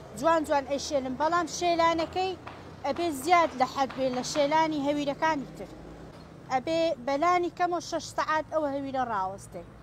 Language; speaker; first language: Central Kurdish; native; Central Kurdish